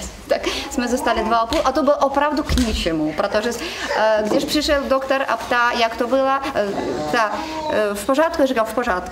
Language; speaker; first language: Czech; non-native, learner; Russian